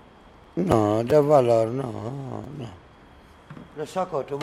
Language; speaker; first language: Spanish; non-native, learner; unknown